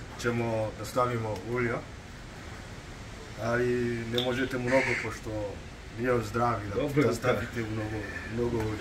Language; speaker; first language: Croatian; non-native, learner; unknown